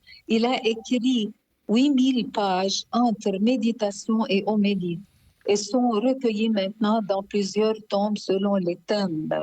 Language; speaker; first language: French; non-native, local second language; Arabic